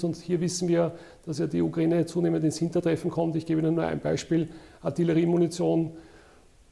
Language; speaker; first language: German; native; German